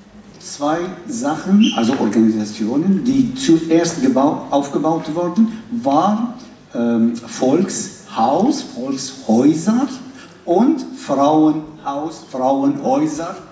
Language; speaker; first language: German; non-native, fluent; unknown